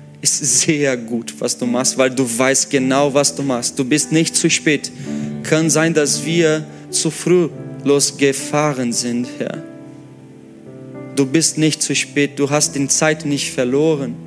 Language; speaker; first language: German; non-native, fluent; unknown